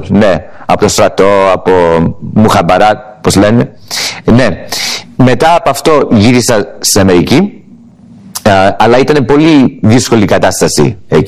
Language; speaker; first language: Greek; early bilingual, heritage; English